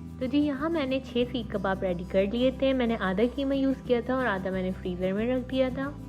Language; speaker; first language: Urdu; native; Urdu